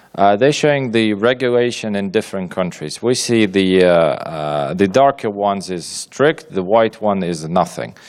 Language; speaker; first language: English; non-native, fluent; Ukrainian